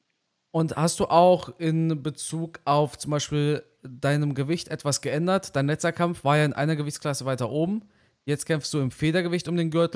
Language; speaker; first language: German; native; German